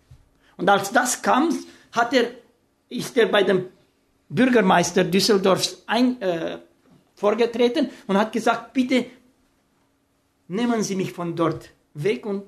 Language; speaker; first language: German; non-native, fluent; Romanian